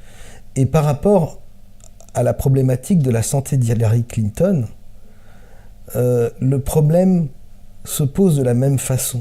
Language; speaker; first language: French; native; French